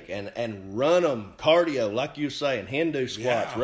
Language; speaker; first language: English; native; English